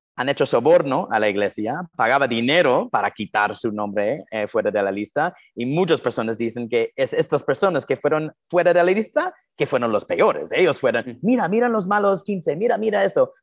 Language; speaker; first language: Spanish; non-native, fluent; English